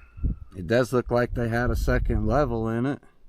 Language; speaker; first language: English; native; English